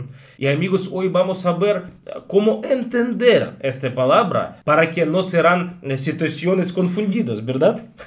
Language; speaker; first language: Spanish; non-native, fluent; Russian